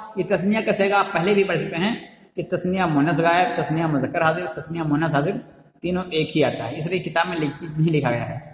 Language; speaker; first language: Urdu; native; Urdu